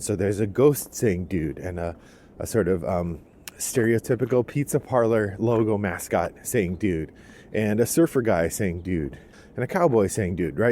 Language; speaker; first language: English; native; English